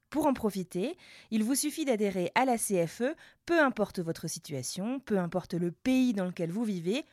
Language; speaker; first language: French; native; French